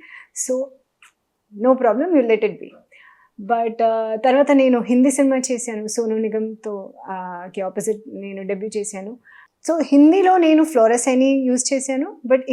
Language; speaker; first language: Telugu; non-native, local second language; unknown